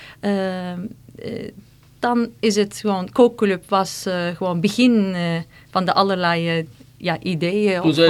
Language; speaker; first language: Dutch; non-native, fluent; Turkish